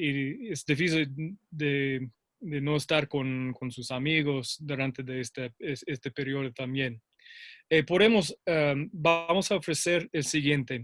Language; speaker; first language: Spanish; non-native, fluent; English